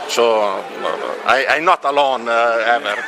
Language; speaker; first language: English; non-native, learner; Italian